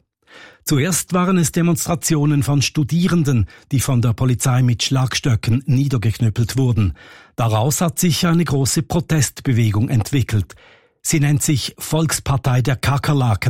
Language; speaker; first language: German; native; German